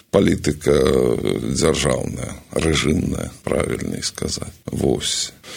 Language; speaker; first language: Belarusian; native; Belarusian